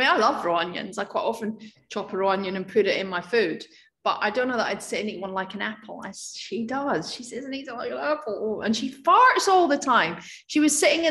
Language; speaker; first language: English; native; English